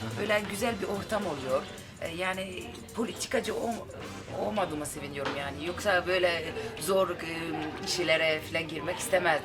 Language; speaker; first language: Turkish; early bilingual, heritage; Turkish